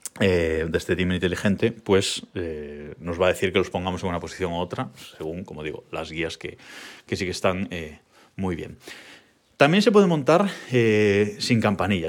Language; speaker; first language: Spanish; native; Spanish